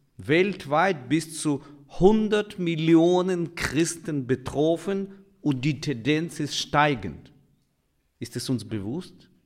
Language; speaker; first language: German; non-native, fluent; Russian